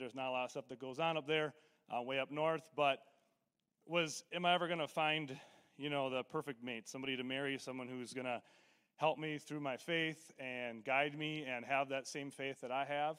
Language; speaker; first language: English; native; English